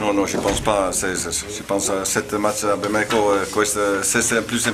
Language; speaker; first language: French; non-native, learner; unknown